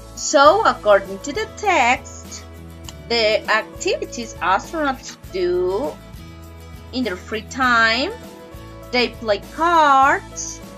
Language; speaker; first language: English; non-native, fluent; Spanish